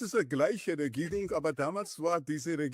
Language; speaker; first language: German; non-native, learner; Georgian